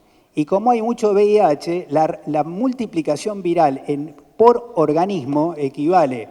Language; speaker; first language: Spanish; native; Spanish